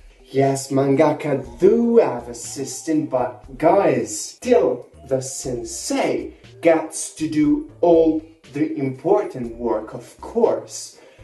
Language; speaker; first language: English; non-native, fluent; Italian